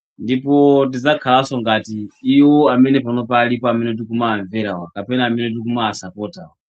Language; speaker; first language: Nyanja; non-native, local second language; Yao